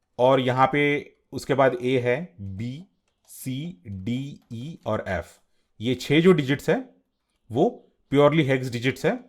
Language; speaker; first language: Hindi; non-native, local second language; Marathi